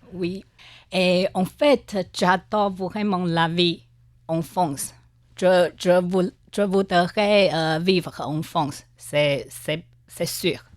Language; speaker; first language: French; non-native, learner; Chinese